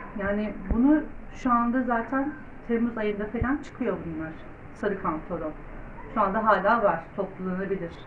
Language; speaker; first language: Turkish; native; Turkish